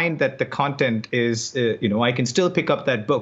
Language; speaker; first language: English; non-native, local second language; Tamil